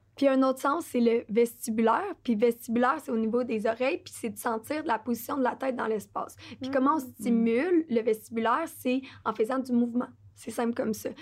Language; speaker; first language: French; native; French